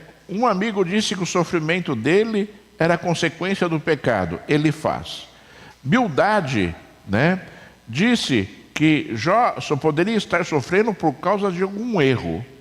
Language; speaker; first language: Portuguese; native; Portuguese